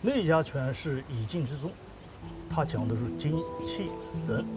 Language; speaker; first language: Chinese; native; Chinese